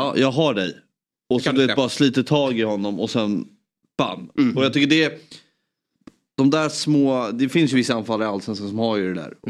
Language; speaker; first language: Swedish; native; Swedish